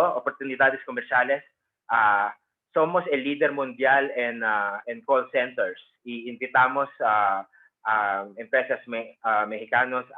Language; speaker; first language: Spanish; non-native, fluent; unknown